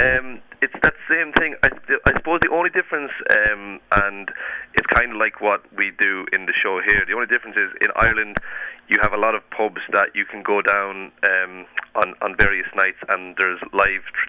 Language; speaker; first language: English; native; English